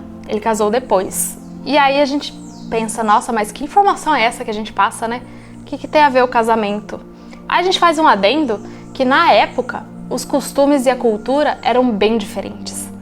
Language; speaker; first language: Portuguese; native; Portuguese